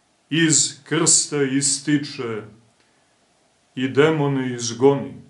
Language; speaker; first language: Serbian; native; Serbian